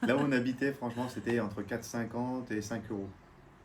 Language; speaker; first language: French; native; French